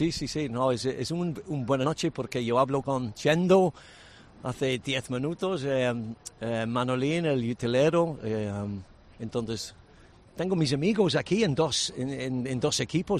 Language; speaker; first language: Spanish; non-native, learner; English